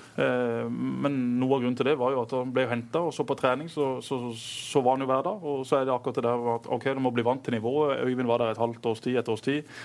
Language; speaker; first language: Norwegian; native; Norwegian